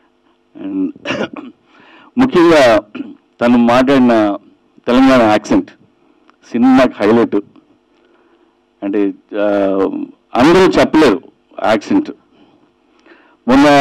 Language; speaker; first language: Telugu; native; Telugu